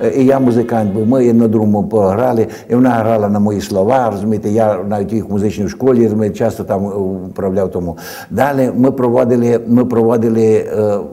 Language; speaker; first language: Ukrainian; native; Ukrainian